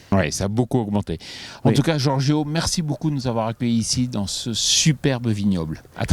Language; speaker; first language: French; native; French